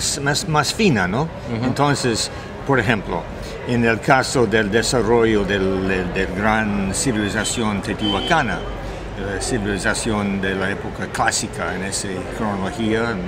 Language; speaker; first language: Spanish; non-native, fluent; English